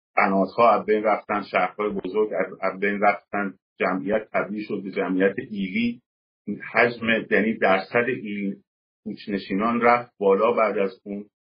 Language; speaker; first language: Persian; native; Persian